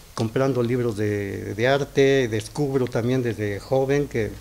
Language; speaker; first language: Spanish; native; Spanish